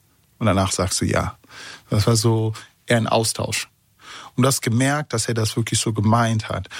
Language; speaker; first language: German; early bilingual, other home language; Kurdish